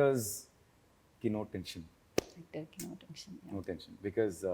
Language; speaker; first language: Telugu; non-native, learner; Tamil